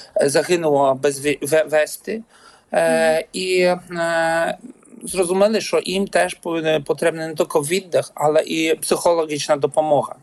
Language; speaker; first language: Ukrainian; non-native, learner; Polish